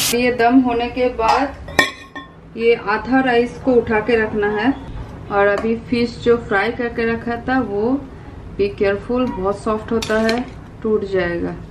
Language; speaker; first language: Hindi; non-native, local second language; Bangla